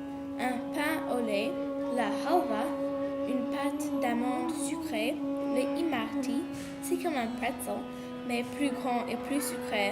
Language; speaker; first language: French; non-native, learner; English